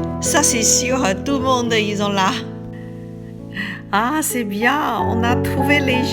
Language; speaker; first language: French; non-native, learner; Chinese